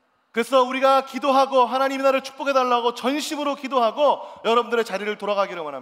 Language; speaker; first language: Korean; native; Korean